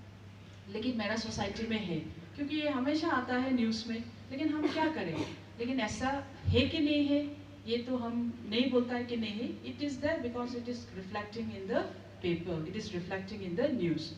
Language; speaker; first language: Hindi; non-native, local second language; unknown